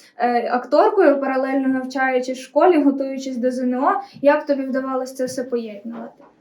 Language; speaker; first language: Ukrainian; native; Ukrainian